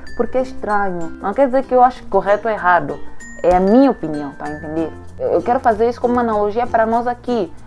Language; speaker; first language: Portuguese; native; Portuguese